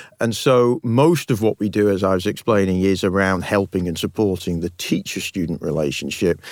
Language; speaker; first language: English; native; English